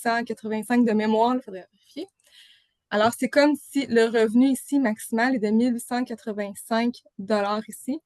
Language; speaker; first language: French; native; French